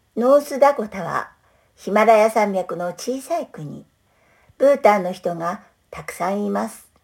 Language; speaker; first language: Japanese; non-native, fluent; English